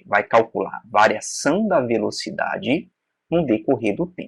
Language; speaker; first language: Portuguese; native; Portuguese